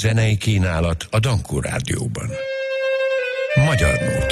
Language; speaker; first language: Hungarian; native; Hungarian